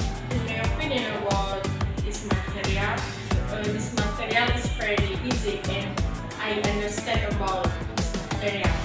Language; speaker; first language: English; non-native, learner; Indonesian